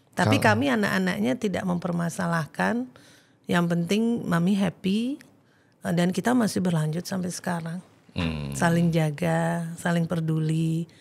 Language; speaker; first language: Indonesian; native; Indonesian